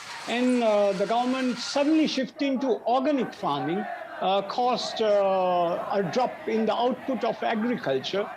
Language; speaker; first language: English; non-native, local second language; Sinhala